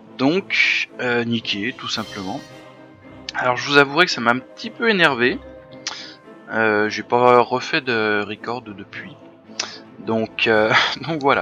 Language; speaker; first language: French; native; French